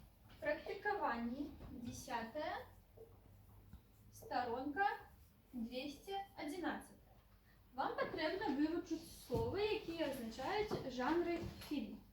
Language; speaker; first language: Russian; non-native, local second language; Ukrainian